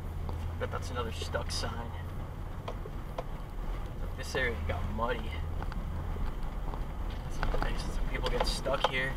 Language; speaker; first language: English; native; English